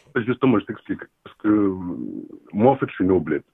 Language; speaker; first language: French; non-native, local second language; Arabic